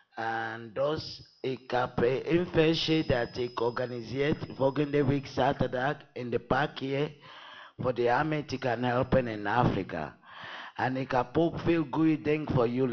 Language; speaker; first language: Dutch; non-native, learner; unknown